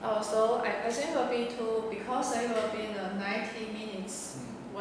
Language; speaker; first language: English; non-native, learner; Chinese